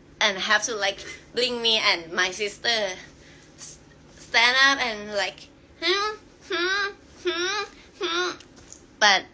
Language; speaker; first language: English; non-native, learner; Thai